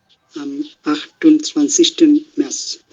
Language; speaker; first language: German; non-native, learner; Bangla